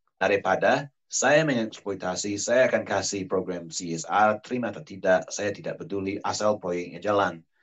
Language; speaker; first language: Indonesian; non-native, fluent; English